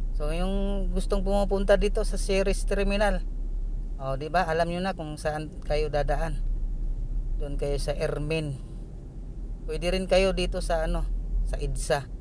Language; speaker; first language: Filipino; non-native, local second language; Cebuano